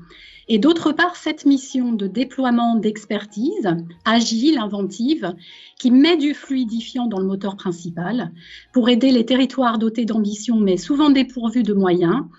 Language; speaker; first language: French; native; French